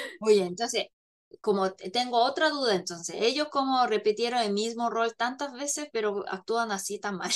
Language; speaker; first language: Spanish; non-native, fluent; Korean